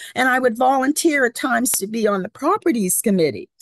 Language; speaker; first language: English; native; English